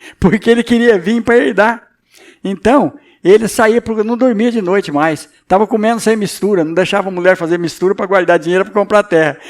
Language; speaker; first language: Portuguese; native; Portuguese